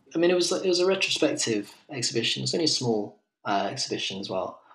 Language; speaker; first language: English; native; English